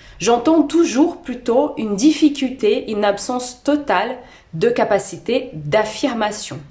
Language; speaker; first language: French; non-native, fluent; Portuguese